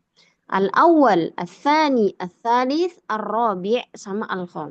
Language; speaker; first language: Arabic; non-native, fluent; Indonesian